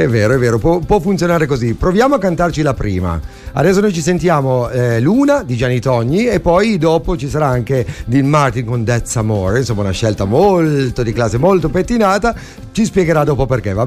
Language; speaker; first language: Italian; native; Italian